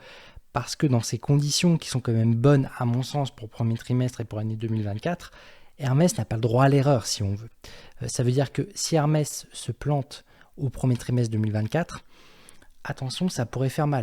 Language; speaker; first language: French; native; French